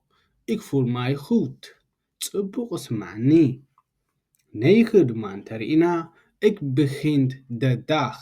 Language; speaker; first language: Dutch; non-native, learner; Tigrinya